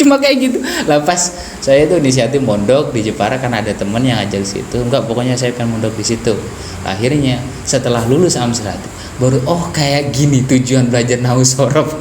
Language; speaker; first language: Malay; non-native, local second language; Javanese